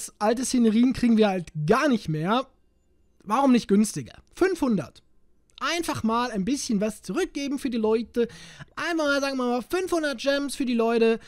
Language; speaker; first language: German; native; German